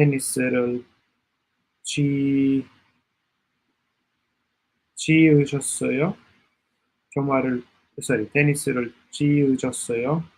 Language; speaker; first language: Korean; non-native, learner; Italian